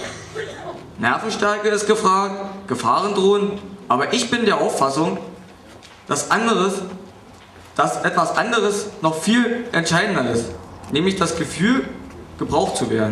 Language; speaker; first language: German; native; German